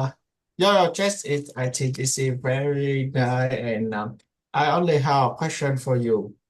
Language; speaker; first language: English; non-native, learner; Indonesian